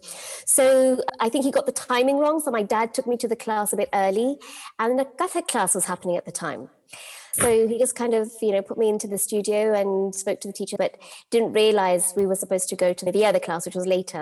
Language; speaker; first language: English; native; English